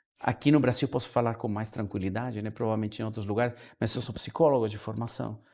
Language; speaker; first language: Portuguese; non-native, fluent; Spanish